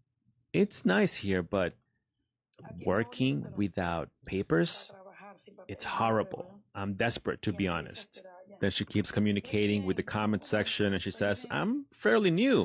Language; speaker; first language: English; native; English